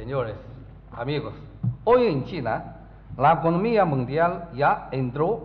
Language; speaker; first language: Spanish; non-native, learner; Chinese